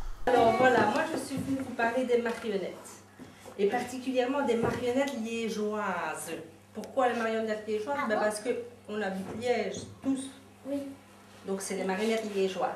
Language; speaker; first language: French; native; French